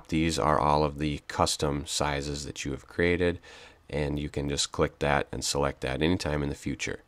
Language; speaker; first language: English; native; English